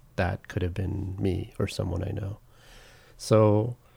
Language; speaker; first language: English; native; English